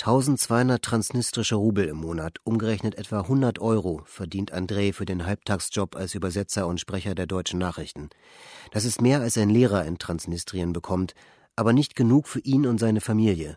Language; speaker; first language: German; native; German